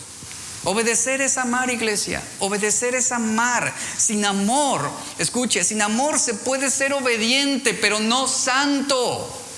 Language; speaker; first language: Spanish; native; Spanish